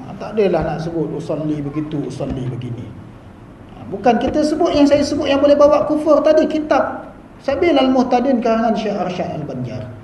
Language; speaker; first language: Malay; native; Malay